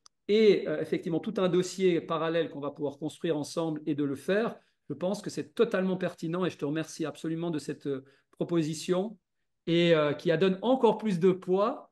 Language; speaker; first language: French; native; French